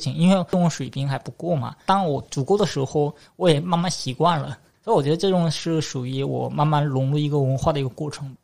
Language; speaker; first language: Chinese; non-native, fluent; Korean